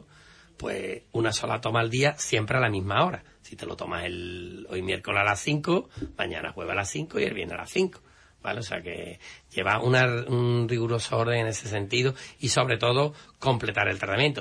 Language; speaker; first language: Spanish; native; Spanish